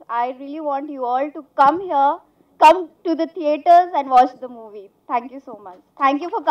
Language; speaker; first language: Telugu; non-native, learner; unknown